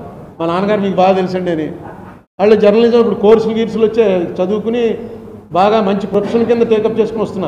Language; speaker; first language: Telugu; native; Telugu